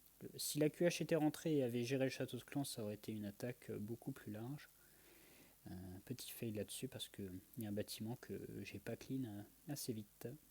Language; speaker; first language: French; native; French